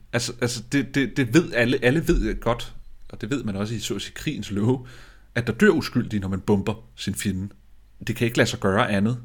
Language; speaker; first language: Danish; native; Danish